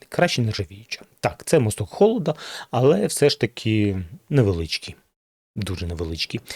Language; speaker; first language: Ukrainian; non-native, local second language; Russian